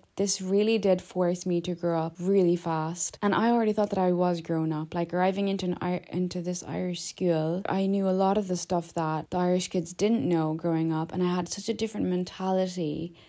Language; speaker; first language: English; early bilingual, other home language; Albanian